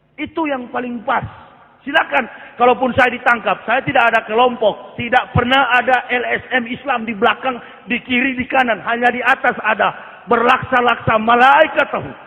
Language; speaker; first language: Indonesian; native; Indonesian